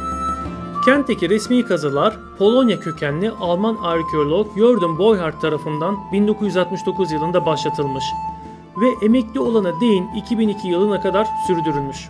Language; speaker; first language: Turkish; native; Turkish